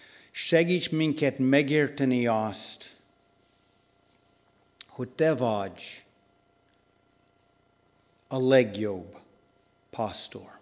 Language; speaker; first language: Hungarian; non-native, learner; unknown